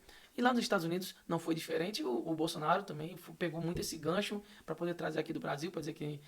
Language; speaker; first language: Portuguese; native; Portuguese